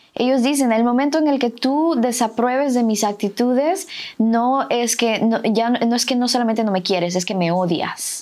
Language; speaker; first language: Spanish; native; Spanish